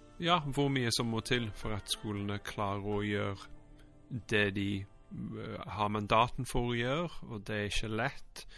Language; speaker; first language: Norwegian; non-native, fluent; English